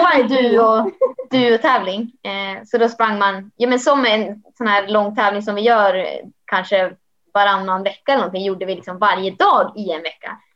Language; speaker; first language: Swedish; native; Swedish